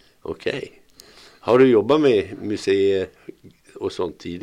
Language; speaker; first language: Swedish; native; Swedish